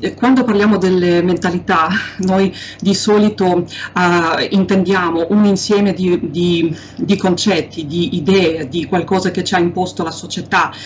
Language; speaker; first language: Italian; non-native, fluent; Russian